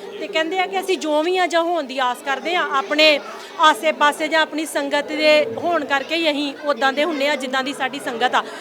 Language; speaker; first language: Punjabi; native; Punjabi